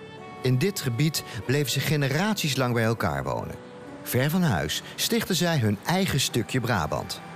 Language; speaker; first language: Dutch; native; Dutch